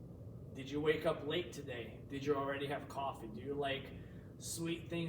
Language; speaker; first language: English; native; English